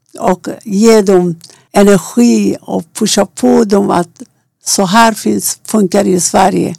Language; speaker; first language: Swedish; non-native, fluent; Persian